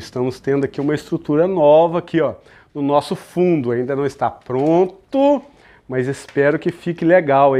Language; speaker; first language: Portuguese; native; Portuguese